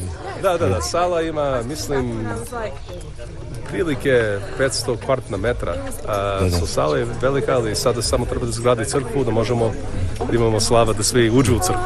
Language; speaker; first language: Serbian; early bilingual, heritage; Serbian